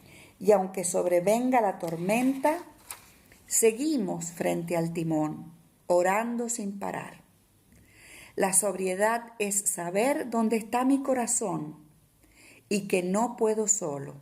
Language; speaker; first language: Spanish; native; Spanish